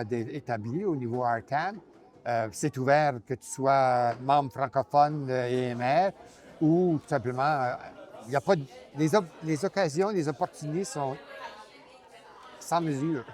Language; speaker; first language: French; native; French